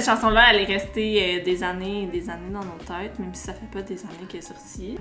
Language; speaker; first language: French; native; French